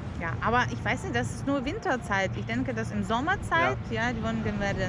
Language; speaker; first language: German; non-native, learner; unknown